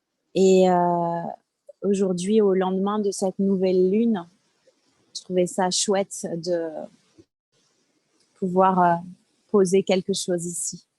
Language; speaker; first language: French; native; French